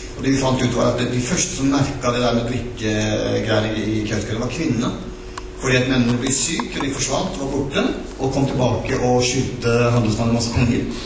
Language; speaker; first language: Norwegian; non-native, local second language; Northern Sami